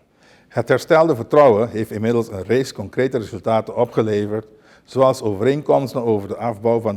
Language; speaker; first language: Dutch; non-native, local second language; Papiamento